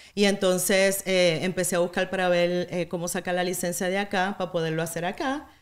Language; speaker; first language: Spanish; native; Spanish